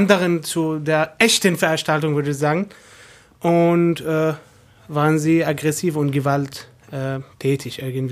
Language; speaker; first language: German; non-native, fluent; Arabic